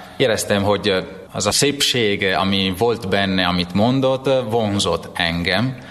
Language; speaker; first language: Hungarian; non-native, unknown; Italian